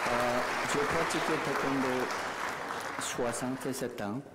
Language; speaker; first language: French; non-native, learner; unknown